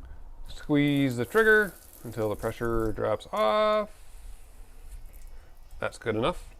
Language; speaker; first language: English; native; English